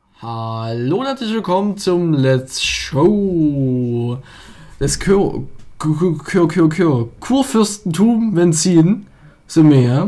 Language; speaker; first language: German; native; German